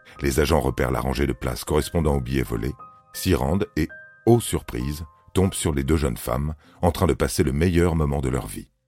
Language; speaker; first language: French; native; French